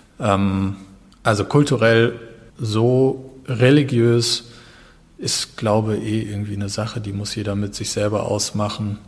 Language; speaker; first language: German; native; German